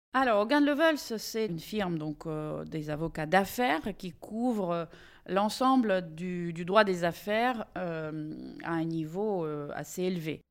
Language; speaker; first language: French; non-native, fluent; Russian